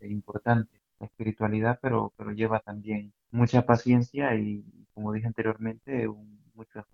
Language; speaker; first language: Spanish; native; Spanish